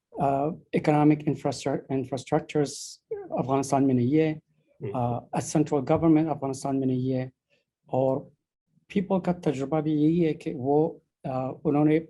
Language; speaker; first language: Hindi; non-native, learner; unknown